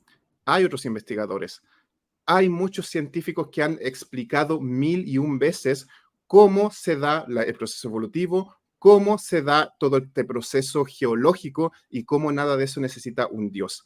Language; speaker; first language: Spanish; native; Spanish